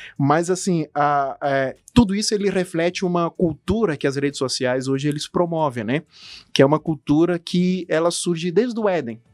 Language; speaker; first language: Portuguese; non-native, fluent; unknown